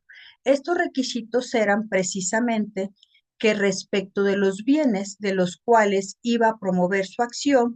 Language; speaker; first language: Spanish; native; Spanish